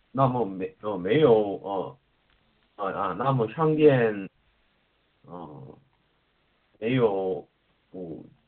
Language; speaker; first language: Chinese; non-native, learner; Korean